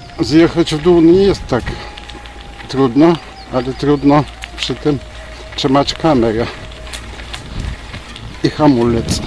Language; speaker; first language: Polish; non-native, fluent; Turkish